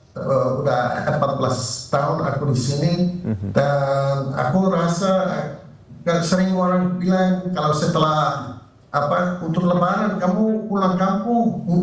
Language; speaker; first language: Indonesian; non-native, fluent; Dutch